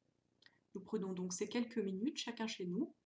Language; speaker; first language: French; native; French